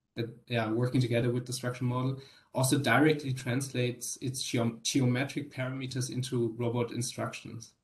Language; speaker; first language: English; non-native, fluent; German